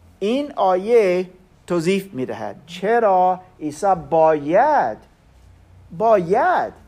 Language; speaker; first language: Persian; non-native, learner; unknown